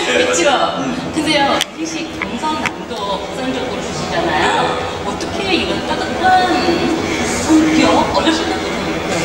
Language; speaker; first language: Korean; non-native, learner; Chinese